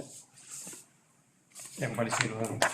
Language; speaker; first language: Danish; native; Danish